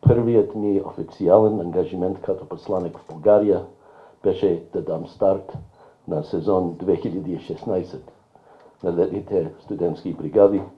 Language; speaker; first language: Bulgarian; non-native, fluent; English